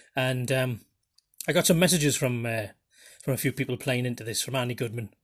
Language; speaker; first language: English; native; English